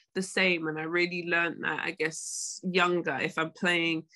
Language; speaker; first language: English; native; English